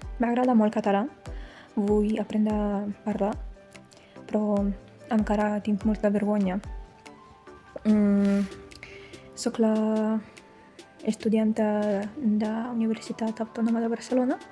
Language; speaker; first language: Catalan; non-native, learner; Ukrainian